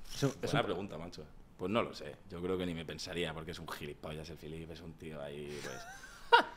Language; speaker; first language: Spanish; native; Spanish